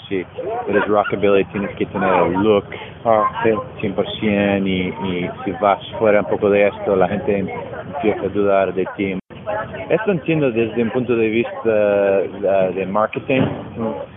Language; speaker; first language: Spanish; non-native, fluent; English